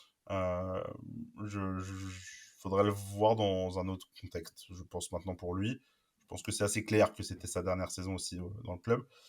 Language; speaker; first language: French; native; French